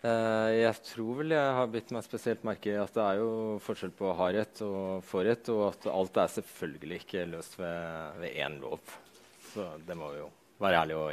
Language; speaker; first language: Norwegian; native; Norwegian